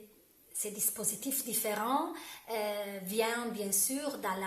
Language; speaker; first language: French; non-native, learner; Italian